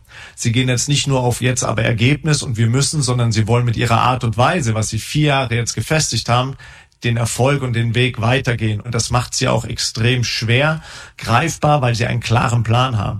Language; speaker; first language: German; native; German